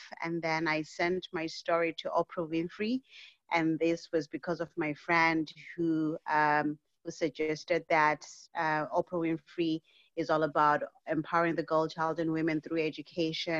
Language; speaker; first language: English; non-native, local second language; North Ndebele